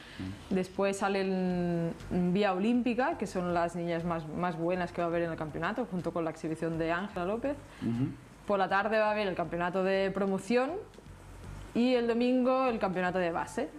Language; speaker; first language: Spanish; native; Spanish